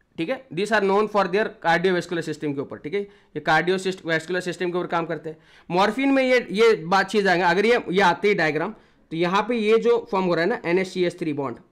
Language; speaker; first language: Hindi; non-native, local second language; Marathi